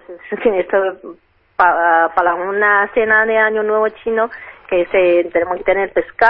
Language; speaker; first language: Spanish; non-native, fluent; Chinese